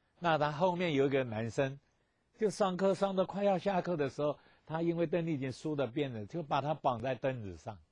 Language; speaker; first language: Chinese; non-native, local second language; Cantonese